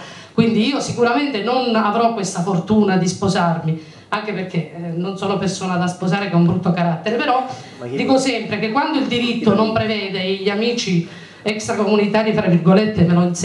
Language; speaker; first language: Italian; native; Italian